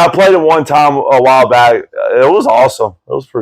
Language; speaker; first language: English; native; English